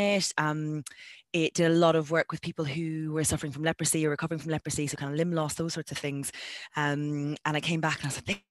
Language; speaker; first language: English; native; English